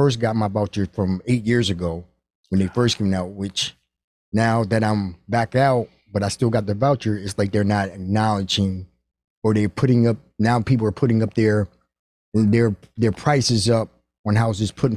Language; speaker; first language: English; native; English